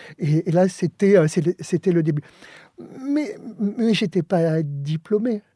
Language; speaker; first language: French; early bilingual, other home language; Spanish